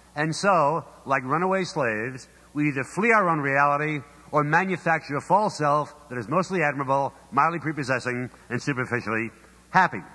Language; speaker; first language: English; native; English